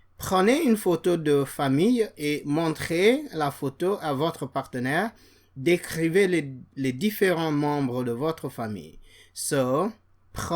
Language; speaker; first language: French; non-native, fluent; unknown